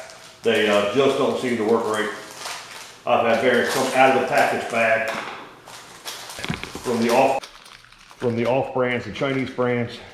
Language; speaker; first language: English; native; English